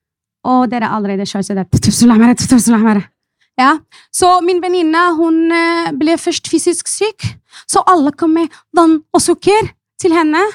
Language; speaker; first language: Norwegian; non-native, fluent; Arabic